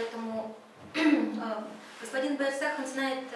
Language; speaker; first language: Russian; native; Russian